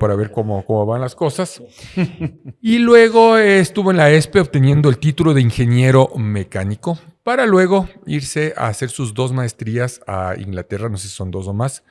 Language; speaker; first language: Spanish; native; Spanish